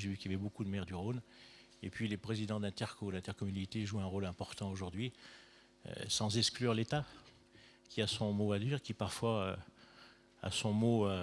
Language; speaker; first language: French; native; French